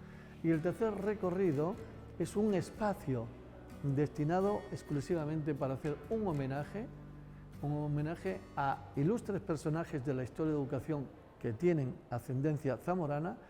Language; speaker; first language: Spanish; native; Spanish